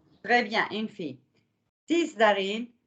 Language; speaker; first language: French; non-native, fluent; Arabic